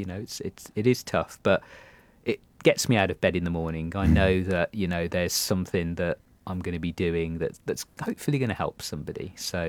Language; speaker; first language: English; native; English